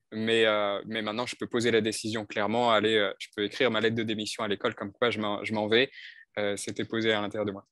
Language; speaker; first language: French; native; French